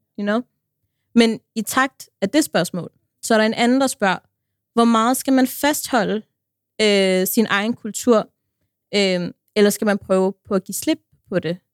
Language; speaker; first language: Danish; early bilingual, other home language; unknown